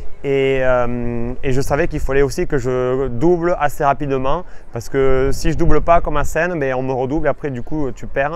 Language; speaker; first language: French; native; French